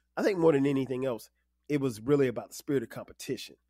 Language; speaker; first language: English; native; English